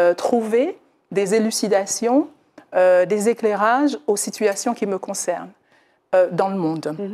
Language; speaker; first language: French; native; French